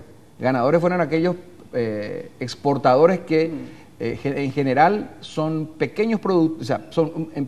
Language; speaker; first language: Spanish; native; Spanish